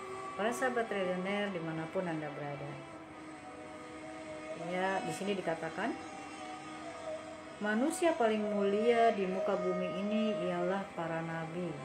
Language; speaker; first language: Indonesian; native; Indonesian